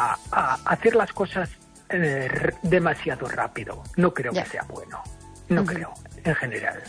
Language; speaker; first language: Spanish; non-native, fluent; English